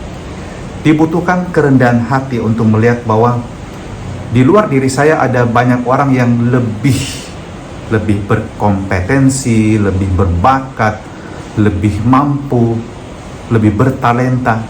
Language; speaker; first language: Indonesian; native; Indonesian